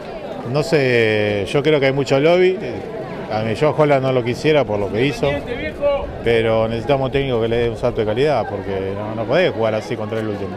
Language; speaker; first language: Spanish; native; Spanish